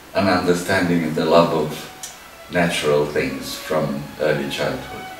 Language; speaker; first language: English; non-native, fluent; Romanian